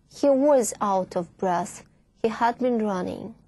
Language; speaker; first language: English; non-native, fluent; Russian